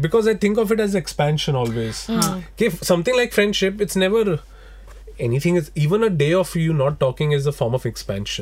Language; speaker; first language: English; non-native, local second language; Hindi